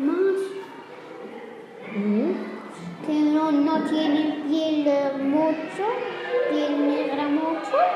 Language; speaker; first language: Spanish; non-native, learner; Arabic